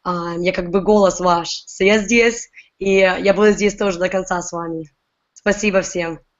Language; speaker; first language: Russian; early bilingual, heritage; Russian